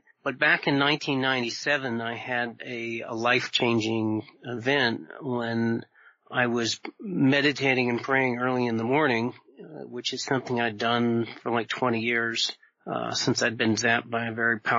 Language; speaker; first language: English; native; English